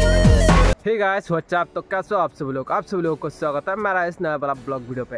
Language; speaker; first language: Hindi; non-native, local second language; Assamese